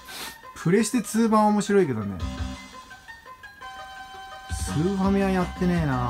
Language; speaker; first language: Japanese; native; Japanese